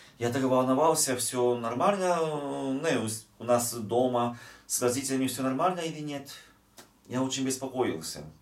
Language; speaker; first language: Russian; non-native, fluent; Japanese